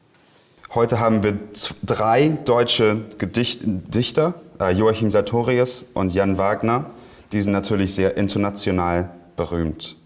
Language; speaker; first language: German; non-native, fluent; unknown